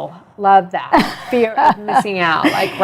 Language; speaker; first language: English; native; English